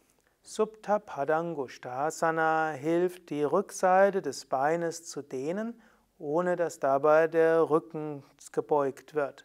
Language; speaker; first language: German; native; German